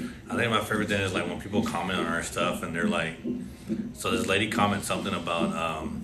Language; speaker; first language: English; early bilingual, other home language; Spanish